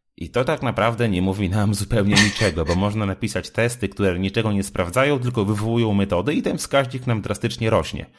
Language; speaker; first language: Polish; native; Polish